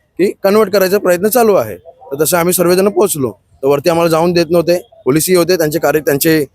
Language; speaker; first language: Marathi; native; Marathi